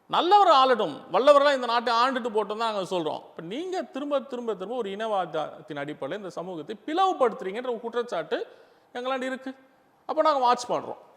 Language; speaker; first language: Tamil; non-native, local second language; Urdu